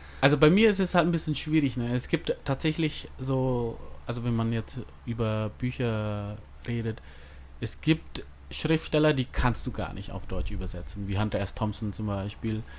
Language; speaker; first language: German; non-native, fluent; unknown